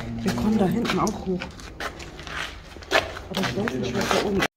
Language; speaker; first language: German; native; German